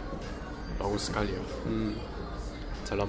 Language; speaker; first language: Indonesian; non-native, learner; Korean